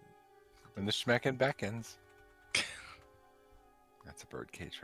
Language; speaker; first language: English; native; English